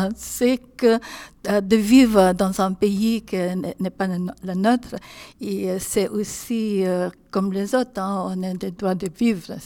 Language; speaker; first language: French; non-native, learner; Filipino